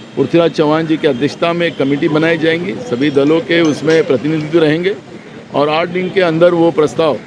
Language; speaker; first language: Hindi; non-native, local second language; Marathi